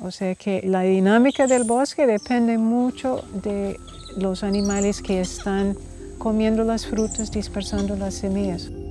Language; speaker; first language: Spanish; non-native, fluent; English